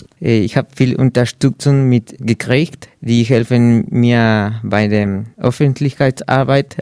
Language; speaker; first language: German; non-native, learner; Spanish